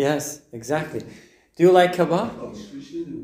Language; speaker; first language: English; non-native, fluent; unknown